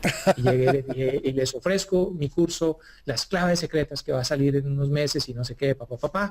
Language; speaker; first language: Spanish; native; Spanish